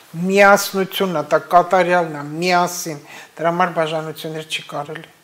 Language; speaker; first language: Armenian; native; Armenian